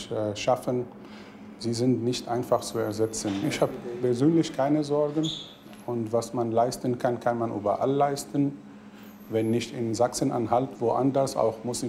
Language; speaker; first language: German; non-native, fluent; Arabic